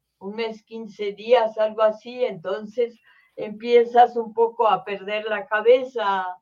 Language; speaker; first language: Spanish; early bilingual, other home language; French